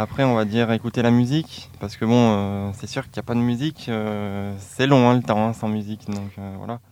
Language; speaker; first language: French; native; French